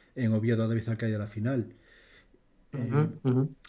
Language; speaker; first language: Spanish; native; Spanish